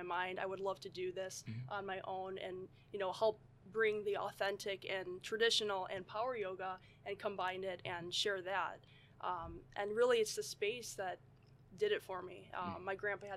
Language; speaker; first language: English; native; English